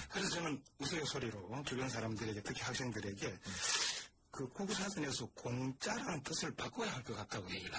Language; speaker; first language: Korean; native; Korean